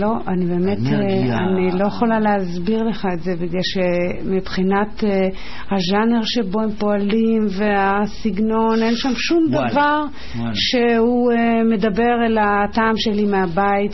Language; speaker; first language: Hebrew; native; Hebrew